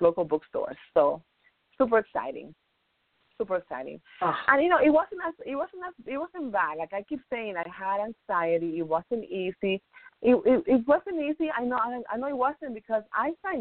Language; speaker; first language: English; non-native, fluent; Spanish